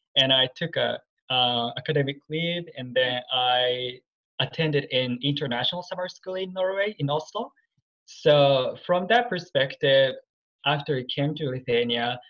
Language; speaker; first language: English; non-native, fluent; Japanese